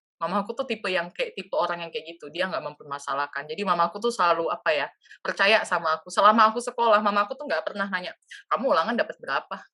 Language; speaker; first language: Indonesian; native; Indonesian